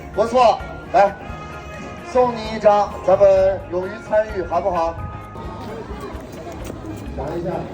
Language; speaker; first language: Chinese; native; Chinese